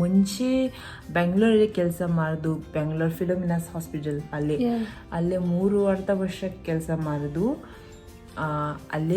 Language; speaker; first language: Kannada; non-native, local second language; Tibetan